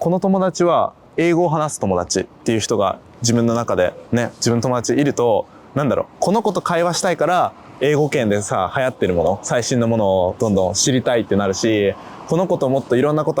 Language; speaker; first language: Japanese; native; Japanese